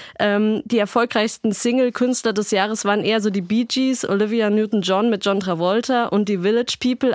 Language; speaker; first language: German; native; German